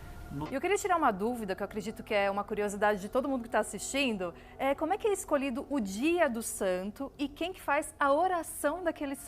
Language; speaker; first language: Portuguese; native; Portuguese